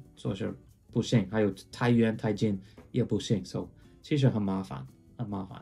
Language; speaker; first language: Chinese; non-native, fluent; English